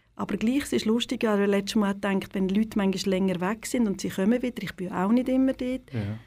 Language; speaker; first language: German; native; German